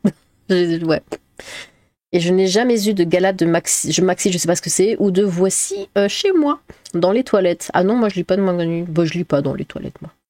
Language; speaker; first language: French; native; French